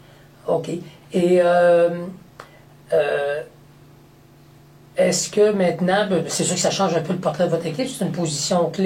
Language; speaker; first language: French; native; French